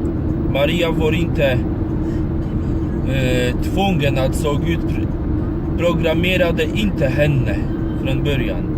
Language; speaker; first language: Swedish; non-native, learner; Polish